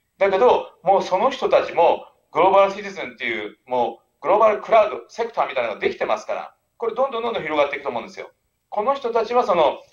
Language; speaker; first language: Japanese; native; Japanese